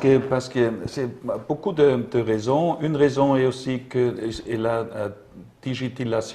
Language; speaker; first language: French; non-native, learner; German